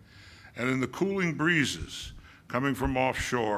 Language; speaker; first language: English; native; English